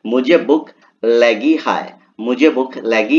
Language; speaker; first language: Hindi; non-native, learner; Bangla